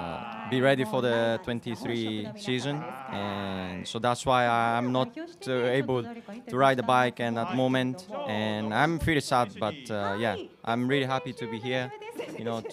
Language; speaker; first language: English; non-native, fluent; Japanese